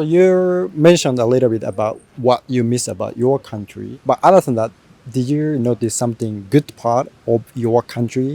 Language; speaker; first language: English; non-native, fluent; Japanese